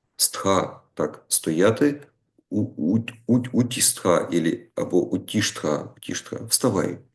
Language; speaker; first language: Ukrainian; non-native, local second language; Russian